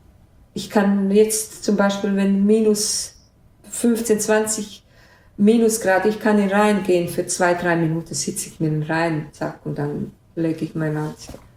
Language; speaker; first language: German; non-native, fluent; Bosnian